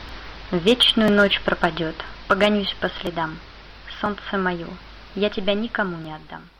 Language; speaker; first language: Russian; native; Russian